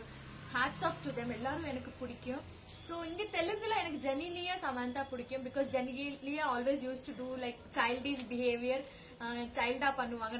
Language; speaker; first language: Tamil; non-native, learner; Telugu